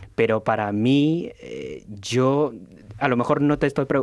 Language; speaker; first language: Spanish; non-native, fluent; Cantonese